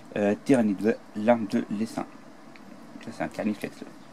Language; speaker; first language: French; native; French